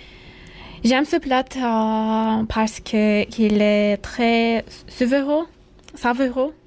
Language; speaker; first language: French; non-native, learner; Turkish